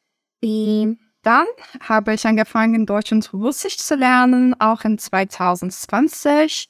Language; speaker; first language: German; non-native, learner; Turkish